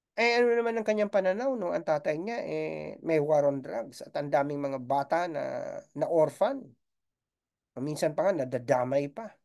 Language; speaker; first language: Filipino; non-native, local second language; Bikol